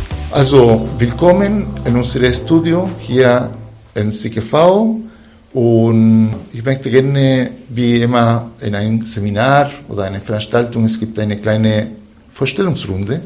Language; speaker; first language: German; non-native, fluent; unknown